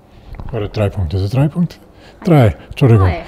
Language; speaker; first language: German; non-native, learner; English